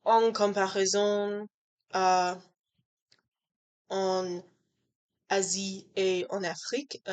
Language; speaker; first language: French; non-native, learner; English